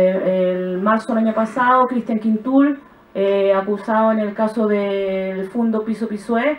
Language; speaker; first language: Spanish; native; Spanish